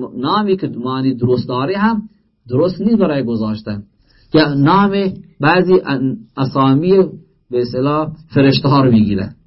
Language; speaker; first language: Persian; native; Persian